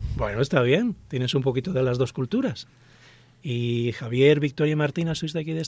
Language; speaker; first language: Spanish; native; Spanish